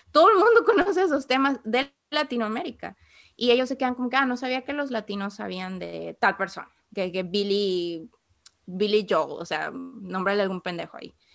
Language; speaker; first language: Spanish; native; Spanish